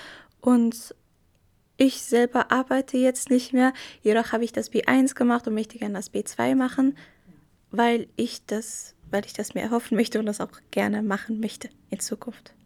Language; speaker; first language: German; early bilingual, other home language; Arabic